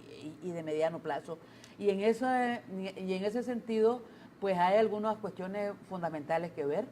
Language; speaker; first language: Spanish; native; Spanish